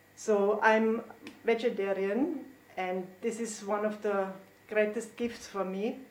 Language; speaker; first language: English; non-native, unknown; German